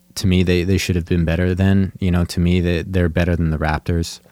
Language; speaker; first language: English; native; English